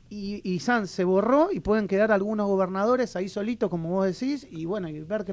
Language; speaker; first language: Spanish; native; Spanish